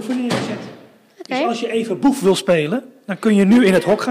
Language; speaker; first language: Dutch; native; Dutch